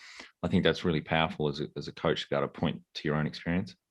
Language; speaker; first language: English; native; English